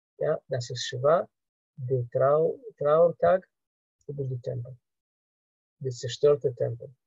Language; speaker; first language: German; non-native, fluent; Russian